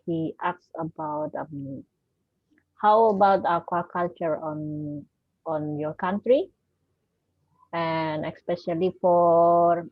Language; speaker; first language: English; non-native, learner; Indonesian